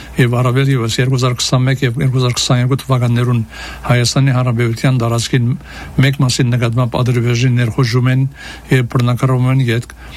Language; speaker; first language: Armenian; early bilingual, heritage; Armenian